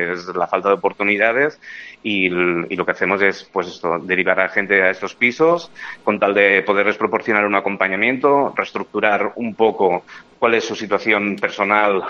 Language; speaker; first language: Spanish; native; Spanish